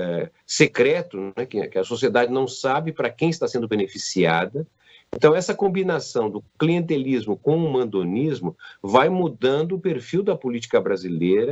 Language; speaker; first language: Portuguese; native; Portuguese